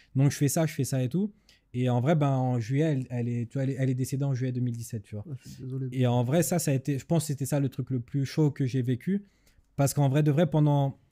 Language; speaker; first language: French; native; French